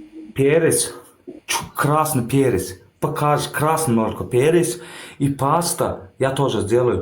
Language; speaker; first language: Russian; non-native, learner; Turkmen